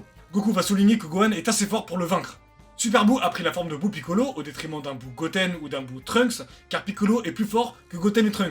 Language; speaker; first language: French; native; French